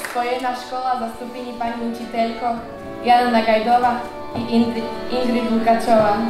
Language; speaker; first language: Slovak; non-native, local second language; Rusyn